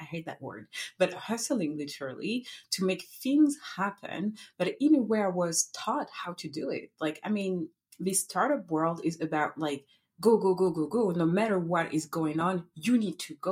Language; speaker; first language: English; non-native, fluent; French